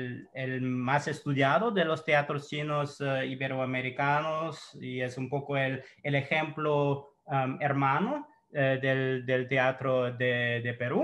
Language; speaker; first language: Spanish; non-native, fluent; English